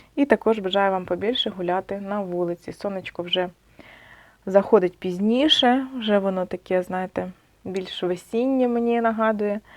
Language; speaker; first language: Ukrainian; non-native, local second language; Russian